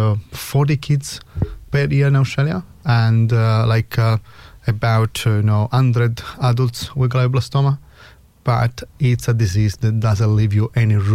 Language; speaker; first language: English; non-native, fluent; Italian